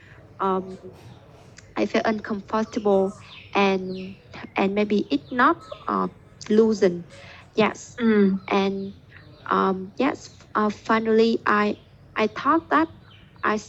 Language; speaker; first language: English; non-native, learner; Vietnamese